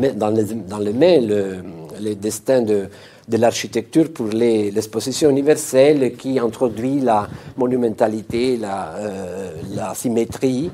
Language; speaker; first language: French; non-native, fluent; Italian